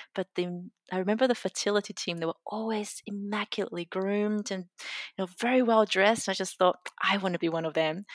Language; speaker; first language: English; native; English